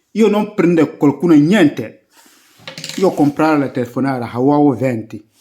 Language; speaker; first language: Italian; non-native, learner; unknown